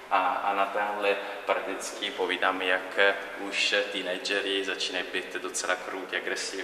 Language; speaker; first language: Czech; non-native, learner; Italian